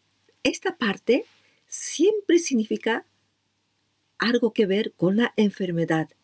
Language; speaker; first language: Spanish; non-native, learner; Japanese